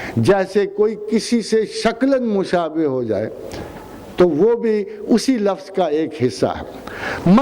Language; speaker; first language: Urdu; non-native, local second language; Punjabi